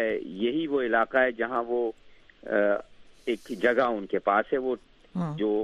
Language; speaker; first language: Urdu; native; Urdu